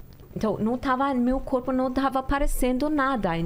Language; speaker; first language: Portuguese; non-native, learner; Persian